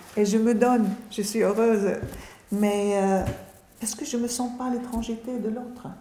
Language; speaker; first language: French; non-native, fluent; Arabic